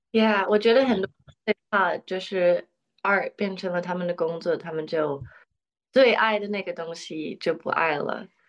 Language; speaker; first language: Chinese; early bilingual, other home language; English